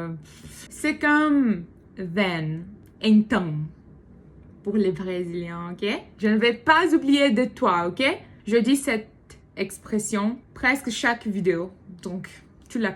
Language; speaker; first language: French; non-native, learner; Portuguese